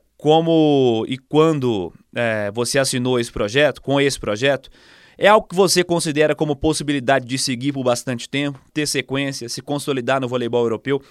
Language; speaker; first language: Portuguese; native; Portuguese